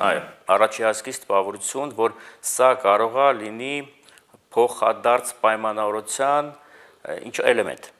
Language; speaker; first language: Armenian; native; Armenian